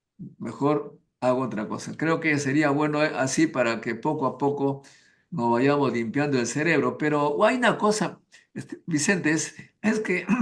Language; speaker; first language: Spanish; native; Spanish